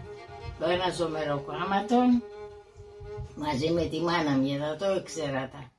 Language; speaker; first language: Greek; early bilingual, other home language; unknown